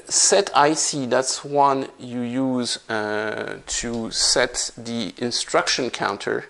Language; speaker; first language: English; non-native, fluent; French